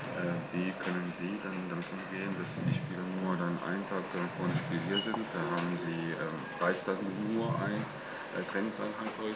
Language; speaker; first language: German; non-native, fluent; Arabic